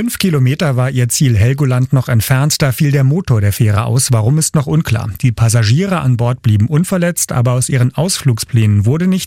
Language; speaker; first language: German; native; German